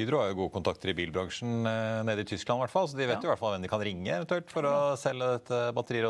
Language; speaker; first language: Norwegian; native; Norwegian